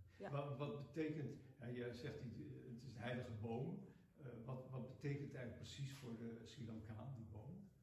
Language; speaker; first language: Dutch; native; Dutch